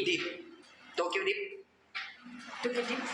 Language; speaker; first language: English; non-native, learner; Thai